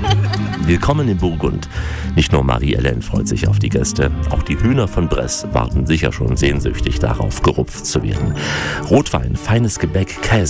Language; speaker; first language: German; native; German